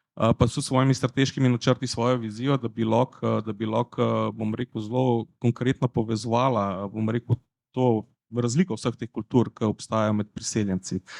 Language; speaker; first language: Slovenian; non-native, local second language; Bosnian